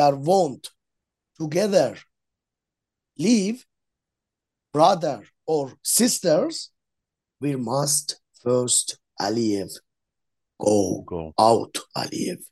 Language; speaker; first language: English; non-native, learner; Azerbaijani